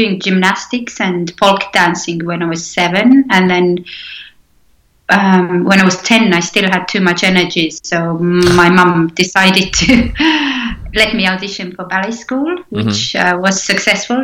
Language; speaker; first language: English; non-native, fluent; Estonian